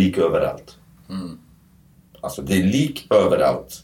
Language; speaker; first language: Swedish; non-native, fluent; Kurdish